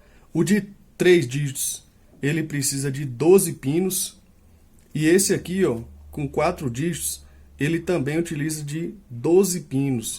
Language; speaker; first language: Portuguese; native; Portuguese